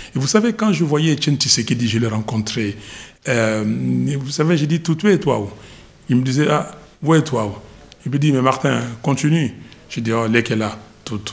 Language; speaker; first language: French; non-native, local second language; Lingala